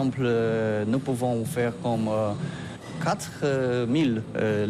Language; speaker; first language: French; non-native, learner; Polish